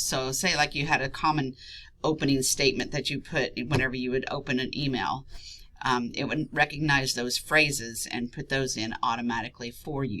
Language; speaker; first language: English; native; English